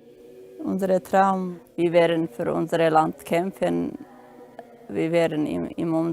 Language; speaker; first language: German; non-native, learner; Aramaic